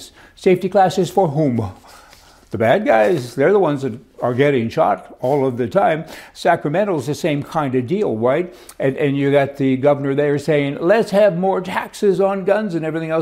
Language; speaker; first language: English; native; English